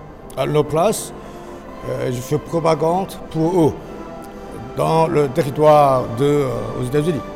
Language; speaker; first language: French; non-native, learner; Chinese